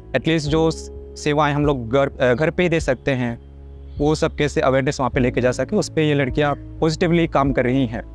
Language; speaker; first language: Hindi; native; Hindi